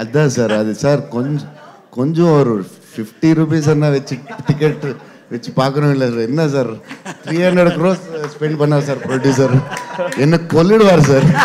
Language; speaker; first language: Tamil; non-native, learner; Telugu